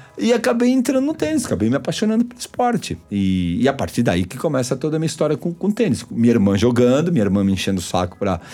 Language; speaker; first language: Portuguese; early bilingual, other home language; Spanish